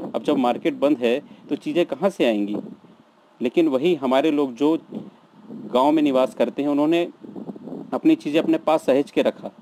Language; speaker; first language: Hindi; native; Hindi